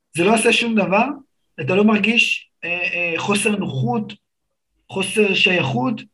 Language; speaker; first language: Hebrew; native; Hebrew